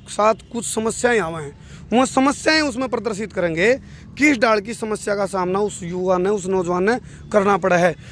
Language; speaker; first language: Hindi; native; Hindi